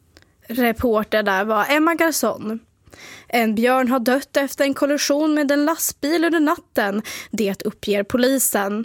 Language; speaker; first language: Swedish; native; Swedish